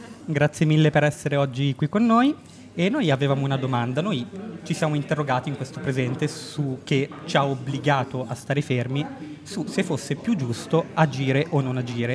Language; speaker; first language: Italian; native; Italian